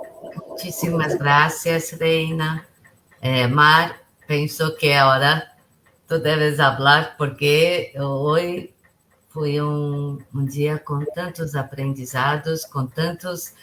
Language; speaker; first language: Spanish; non-native, local second language; Portuguese